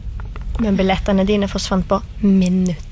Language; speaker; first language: Norwegian; native; Norwegian